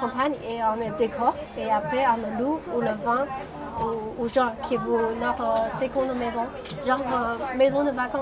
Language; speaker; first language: French; non-native, fluent; Chinese